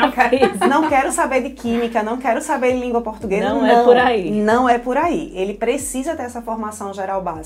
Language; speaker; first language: Portuguese; native; Portuguese